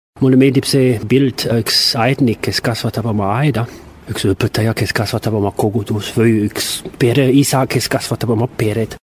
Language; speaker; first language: Estonian; non-native, fluent; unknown